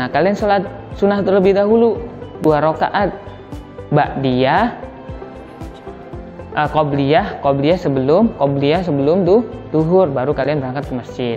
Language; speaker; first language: Indonesian; native; Indonesian